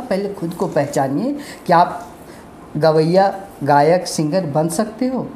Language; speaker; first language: Hindi; native; Hindi